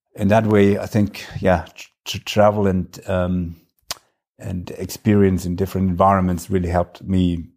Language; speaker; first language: English; non-native, fluent; German